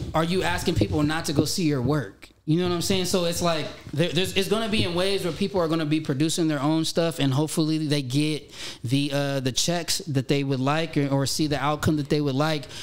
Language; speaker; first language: English; native; English